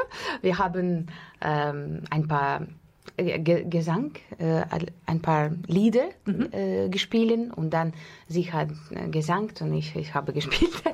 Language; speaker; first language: German; non-native, fluent; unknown